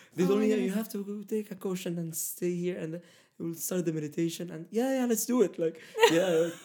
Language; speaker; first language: English; non-native, fluent; Arabic